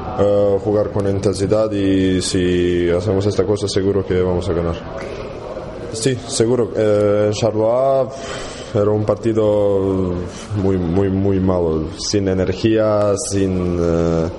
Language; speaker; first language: Spanish; non-native, learner; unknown